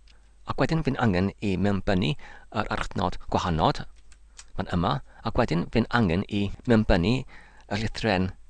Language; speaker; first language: Welsh; non-native, learner; English